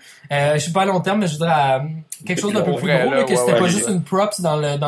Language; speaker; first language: French; native; French